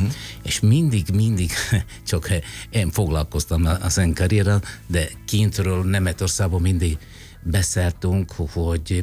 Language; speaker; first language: Hungarian; non-native, fluent; Italian